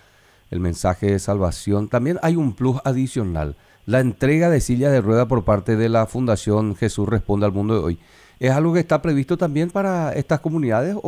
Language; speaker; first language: Spanish; native; Spanish